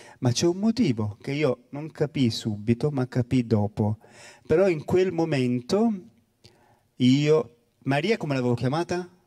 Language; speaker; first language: Italian; native; Italian